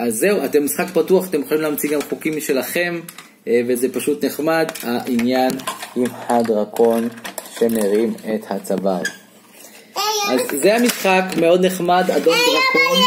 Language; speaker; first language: Hebrew; native; Hebrew